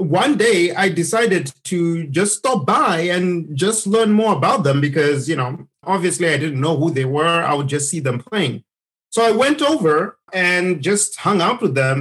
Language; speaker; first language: English; non-native, local second language; Shona